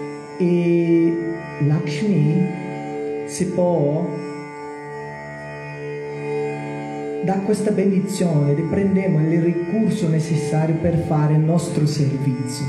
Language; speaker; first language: Italian; non-native, learner; Portuguese